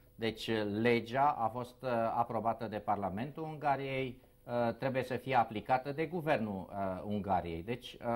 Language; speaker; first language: Romanian; native; Romanian